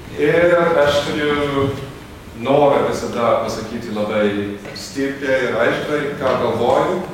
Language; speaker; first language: Lithuanian; non-native, fluent; English